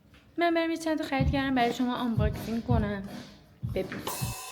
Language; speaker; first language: Persian; native; Persian